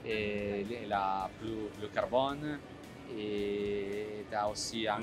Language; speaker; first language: French; non-native, learner; Italian